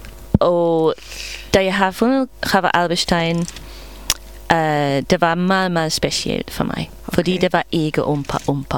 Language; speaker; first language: Danish; non-native, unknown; English